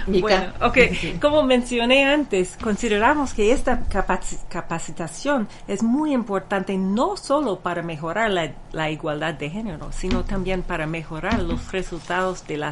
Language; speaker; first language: Spanish; non-native, fluent; English